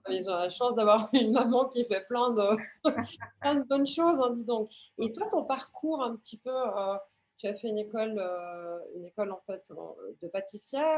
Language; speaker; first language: French; native; French